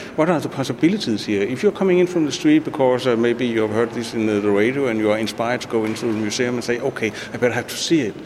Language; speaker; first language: English; non-native, fluent; Danish